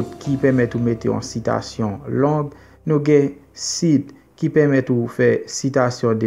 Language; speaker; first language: French; non-native, local second language; Haitian Creole